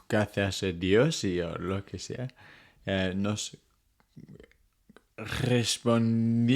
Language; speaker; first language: Spanish; non-native, fluent; English